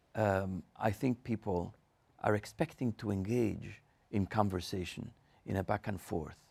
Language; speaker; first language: English; non-native, fluent; Spanish